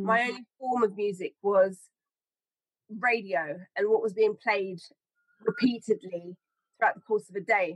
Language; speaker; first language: English; native; English